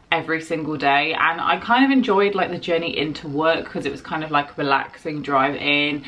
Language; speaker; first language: English; native; English